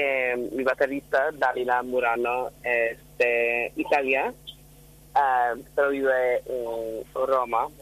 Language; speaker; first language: Spanish; non-native, fluent; English